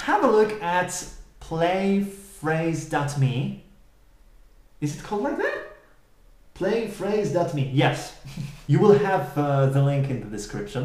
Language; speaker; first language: English; non-native, fluent; Polish